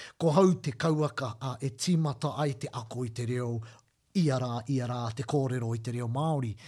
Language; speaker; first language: Māori; non-native, local second language; English